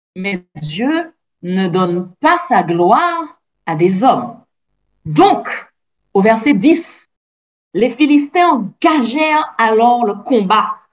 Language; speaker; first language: French; native; French